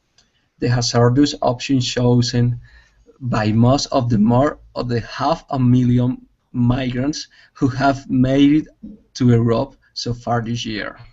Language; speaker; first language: English; non-native, learner; Spanish